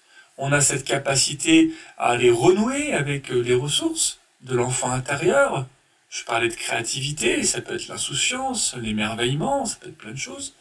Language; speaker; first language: French; native; French